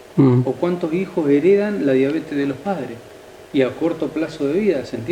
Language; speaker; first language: Spanish; native; Spanish